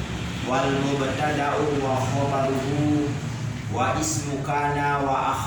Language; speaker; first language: Arabic; non-native, fluent; Indonesian